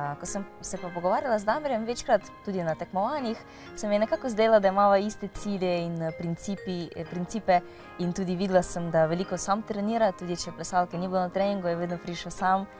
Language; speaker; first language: Slovenian; non-native, fluent; Ukrainian